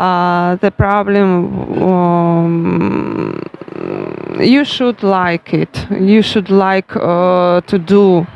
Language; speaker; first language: English; non-native, learner; Russian